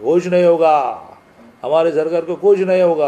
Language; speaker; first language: Hindi; non-native, local second language; Marathi